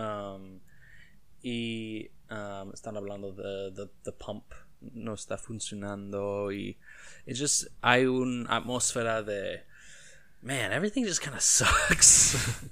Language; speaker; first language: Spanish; non-native, learner; English